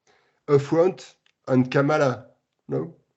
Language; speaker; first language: English; non-native, learner; French